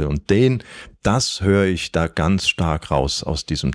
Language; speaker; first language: German; native; German